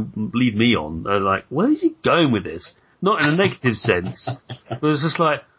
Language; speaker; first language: English; native; English